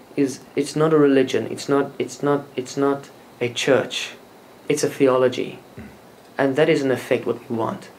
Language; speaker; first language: English; non-native, local second language; Afrikaans